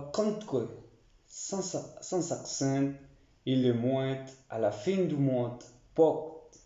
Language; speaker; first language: French; non-native, learner; Spanish